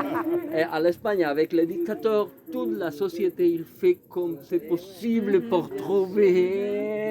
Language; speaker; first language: French; non-native, learner; Spanish